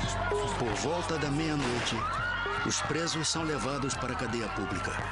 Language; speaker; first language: Portuguese; native; Portuguese